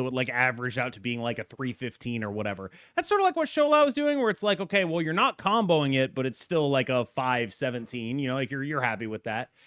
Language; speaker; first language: English; native; English